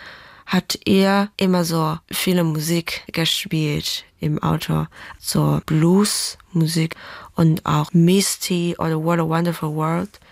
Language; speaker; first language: German; non-native, fluent; Chinese